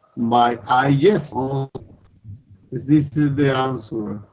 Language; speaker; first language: English; non-native, learner; Spanish